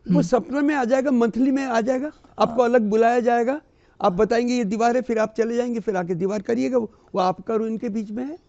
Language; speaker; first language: Hindi; native; Hindi